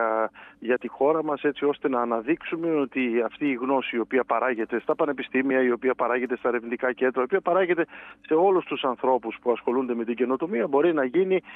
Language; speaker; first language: Greek; native; Greek